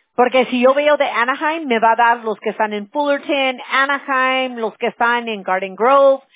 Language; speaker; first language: Spanish; early bilingual, heritage; Spanish